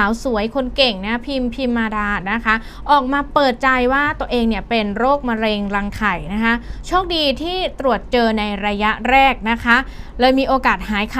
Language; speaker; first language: Thai; native; Thai